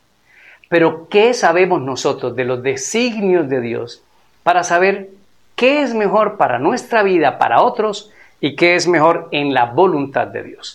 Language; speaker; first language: Spanish; native; Spanish